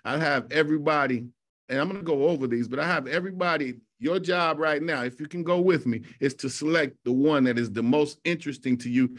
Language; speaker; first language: English; native; English